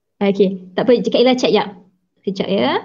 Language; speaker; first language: Malay; native; Malay